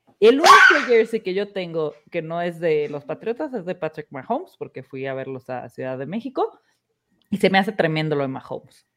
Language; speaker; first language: Spanish; early bilingual, heritage; Spanish